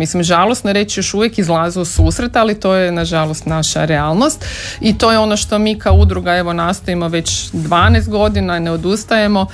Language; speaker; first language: Serbian; native; Serbian